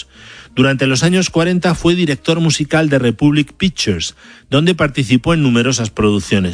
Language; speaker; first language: Spanish; native; Spanish